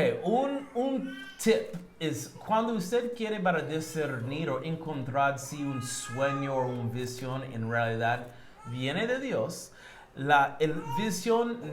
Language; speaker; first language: Spanish; non-native, learner; English